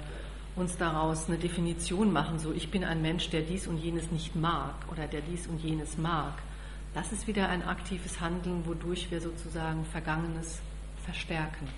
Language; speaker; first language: German; native; German